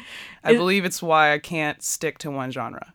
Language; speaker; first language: English; native; English